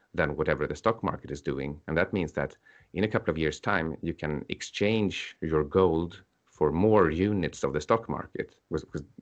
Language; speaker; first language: English; non-native, fluent; Swedish